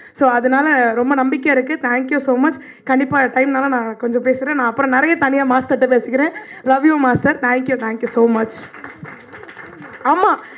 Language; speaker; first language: Tamil; native; Tamil